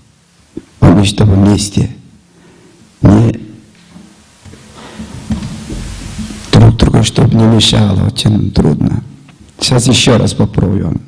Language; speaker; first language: Russian; non-native, local second language; Tuvinian